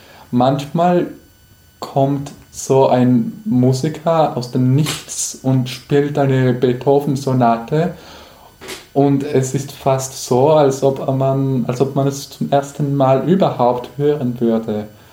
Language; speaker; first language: German; non-native, fluent; Spanish